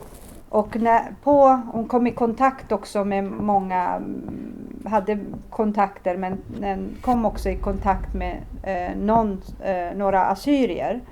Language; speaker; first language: Swedish; early bilingual, other home language; Assyrian Neo-Aramaic